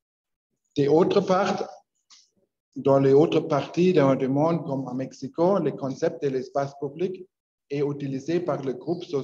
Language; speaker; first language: French; non-native, learner; Spanish